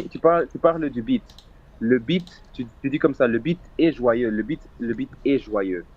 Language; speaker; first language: French; non-native, fluent; Portuguese